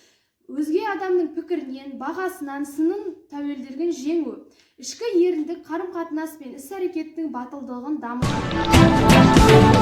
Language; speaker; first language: Kazakh; native; Kazakh